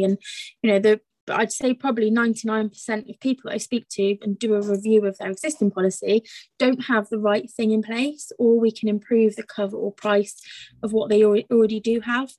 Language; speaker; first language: English; native; English